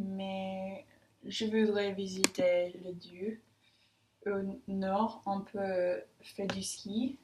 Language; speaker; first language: French; non-native, learner; English